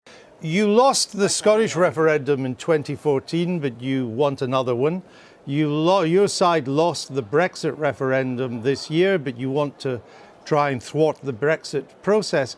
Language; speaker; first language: English; native; English